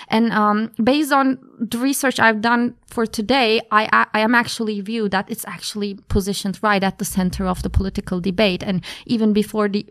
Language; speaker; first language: English; non-native, fluent; Turkish